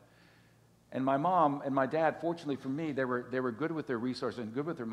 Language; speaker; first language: English; native; English